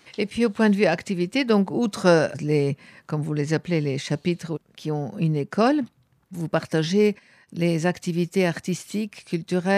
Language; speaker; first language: French; native; French